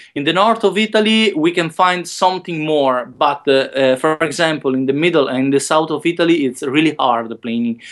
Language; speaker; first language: English; non-native, learner; Italian